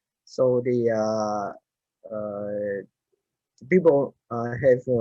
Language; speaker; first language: English; non-native, learner; Vietnamese